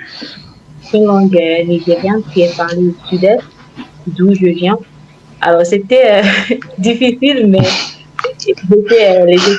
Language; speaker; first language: French; non-native, fluent; Igbo